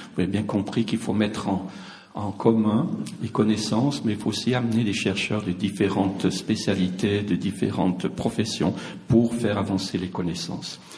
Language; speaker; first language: French; native; French